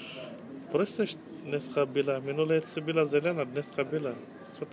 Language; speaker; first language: Czech; non-native, learner; Turkish